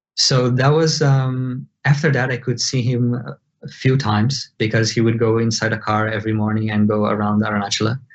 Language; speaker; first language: English; non-native, fluent; Portuguese